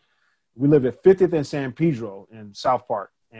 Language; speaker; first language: English; native; English